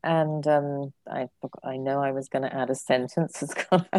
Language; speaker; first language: English; native; English